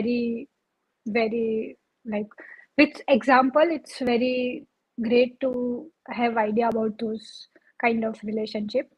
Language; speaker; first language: English; non-native, local second language; Gujarati